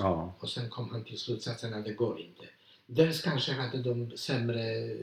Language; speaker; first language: Swedish; non-native, fluent; Polish